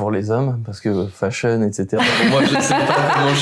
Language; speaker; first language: French; native; French